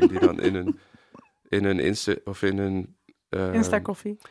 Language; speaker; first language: Dutch; native; Dutch